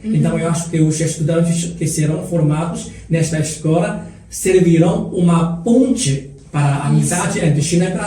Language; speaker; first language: Portuguese; non-native, fluent; Chinese